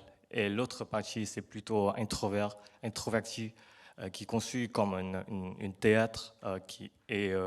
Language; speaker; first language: French; non-native, learner; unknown